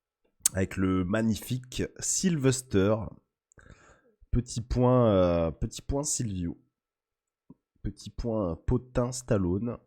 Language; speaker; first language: French; native; French